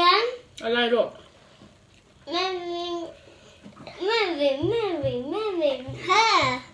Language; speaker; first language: Swedish; non-native, learner; Thai